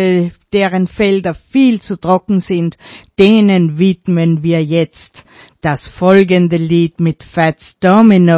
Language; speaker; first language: German; native; German